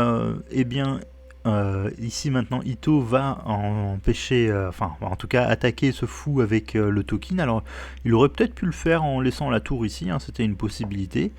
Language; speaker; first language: French; native; French